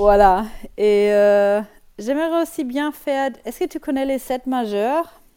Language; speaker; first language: French; non-native, learner; German